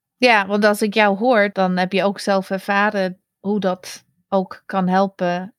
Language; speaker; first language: Dutch; non-native, fluent; English